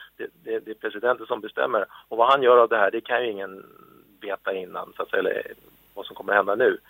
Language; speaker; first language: Swedish; native; Swedish